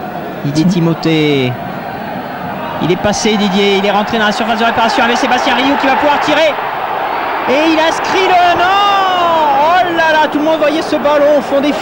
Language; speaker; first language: French; native; French